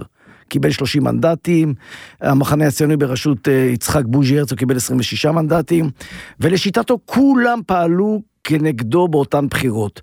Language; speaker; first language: Hebrew; native; Hebrew